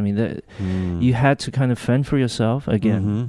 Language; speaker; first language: English; non-native, local second language; Korean